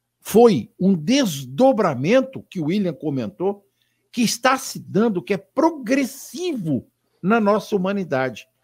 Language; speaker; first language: Portuguese; native; Portuguese